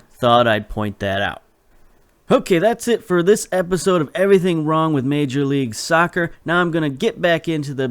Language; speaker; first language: English; native; English